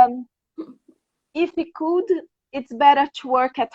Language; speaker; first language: English; non-native, fluent; Portuguese